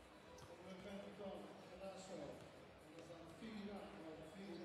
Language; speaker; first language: Swedish; native; Swedish